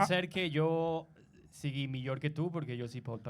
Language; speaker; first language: Catalan; non-native, learner; Spanish